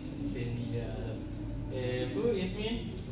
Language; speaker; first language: French; non-native, learner; Indonesian